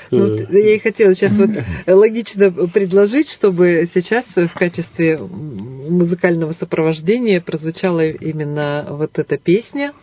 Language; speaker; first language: Russian; native; Russian